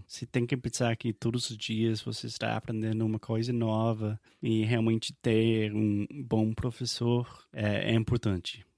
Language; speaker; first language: Portuguese; non-native, fluent; English